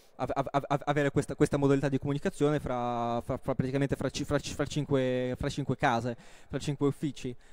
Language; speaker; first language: Italian; non-native, fluent; Russian